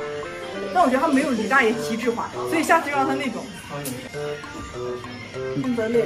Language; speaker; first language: Chinese; native; Chinese